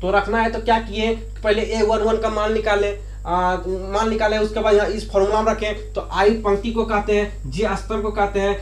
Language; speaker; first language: Hindi; native; Hindi